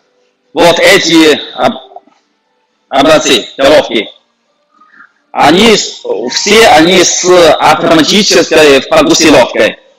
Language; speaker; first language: Russian; non-native, fluent; Chinese